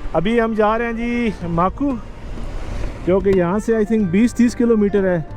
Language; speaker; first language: Urdu; native; Urdu